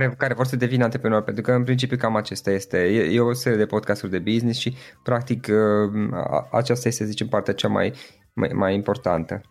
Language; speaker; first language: Romanian; native; Romanian